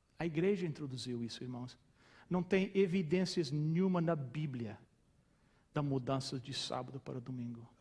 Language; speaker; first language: Portuguese; non-native, fluent; English